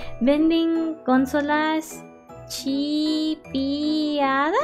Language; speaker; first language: Spanish; early bilingual, heritage; Spanish